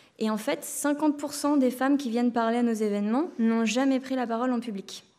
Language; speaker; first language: French; native; French